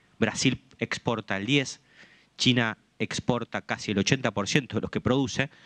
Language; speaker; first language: Spanish; native; Spanish